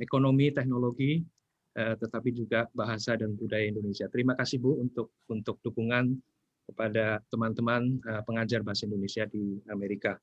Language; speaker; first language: Indonesian; native; Indonesian